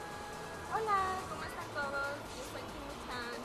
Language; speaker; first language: Spanish; early bilingual, heritage; Spanish